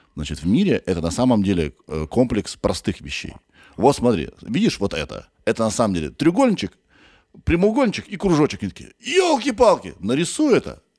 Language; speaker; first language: Russian; native; Russian